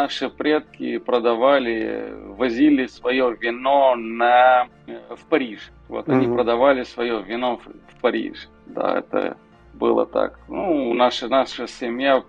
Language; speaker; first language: Russian; non-native, local second language; Romanian